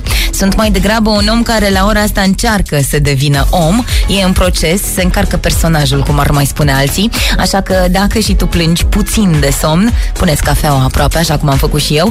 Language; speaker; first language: Romanian; native; Romanian